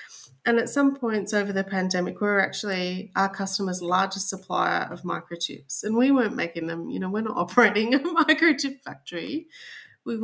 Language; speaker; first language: English; native; English